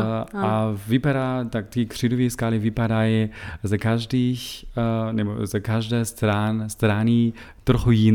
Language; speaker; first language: Czech; non-native, fluent; German